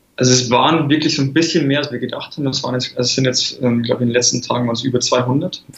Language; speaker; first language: German; native; German